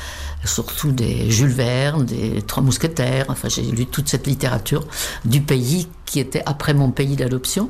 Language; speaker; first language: French; non-native, fluent; Czech